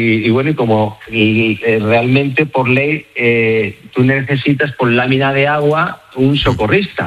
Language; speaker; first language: Spanish; native; Spanish